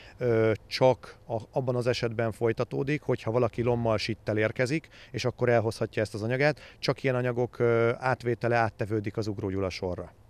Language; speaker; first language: Hungarian; native; Hungarian